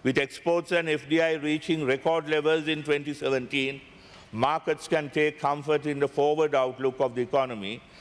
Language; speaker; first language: English; non-native, local second language; Sinhala